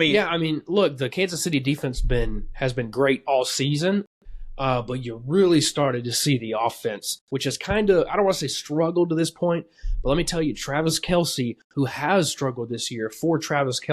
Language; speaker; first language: English; native; English